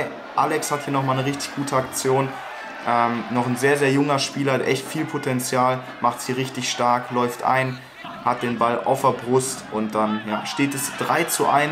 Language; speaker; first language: German; native; German